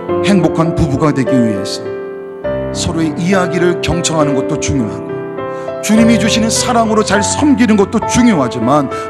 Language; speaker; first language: Korean; native; Korean